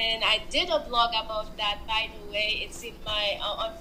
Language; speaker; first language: English; non-native, fluent; Haitian Creole